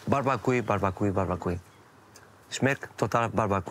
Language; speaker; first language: German; non-native, learner; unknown